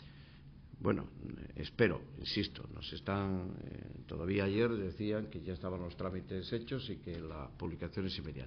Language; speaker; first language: Spanish; native; Spanish